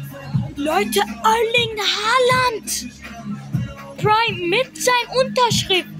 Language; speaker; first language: German; early bilingual, other home language; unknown